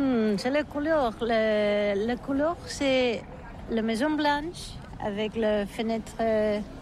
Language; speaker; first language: French; non-native, learner; Catalan